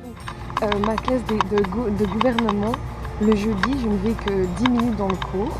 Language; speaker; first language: French; native; French